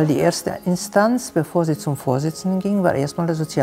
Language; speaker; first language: German; non-native, fluent; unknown